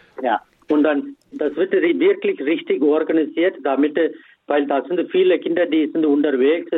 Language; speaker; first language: German; non-native, fluent; Tamil